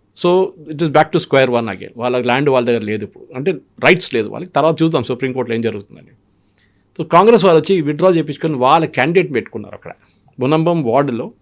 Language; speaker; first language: Telugu; non-native, local second language; Malayalam